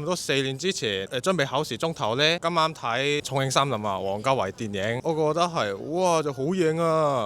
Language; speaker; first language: Cantonese; non-native, fluent; Korean